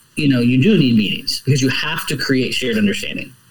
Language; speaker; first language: English; native; English